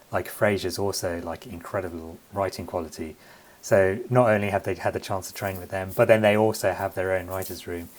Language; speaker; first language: English; native; English